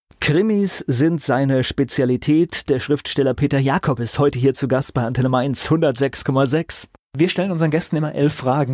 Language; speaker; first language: German; native; German